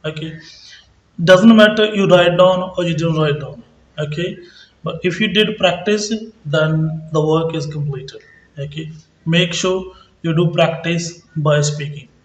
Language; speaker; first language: English; non-native, local second language; Punjabi